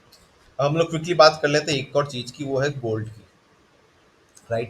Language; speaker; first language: Hindi; native; Hindi